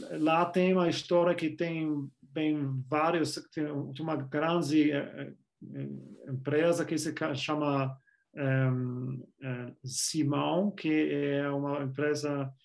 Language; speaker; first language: Portuguese; non-native, fluent; German